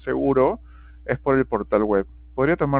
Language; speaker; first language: Spanish; native; Spanish